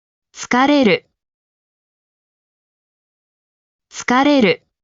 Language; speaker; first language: Japanese; native; Japanese